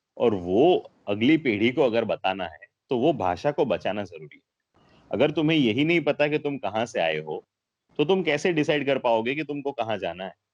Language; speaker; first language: Hindi; non-native, local second language; Gujarati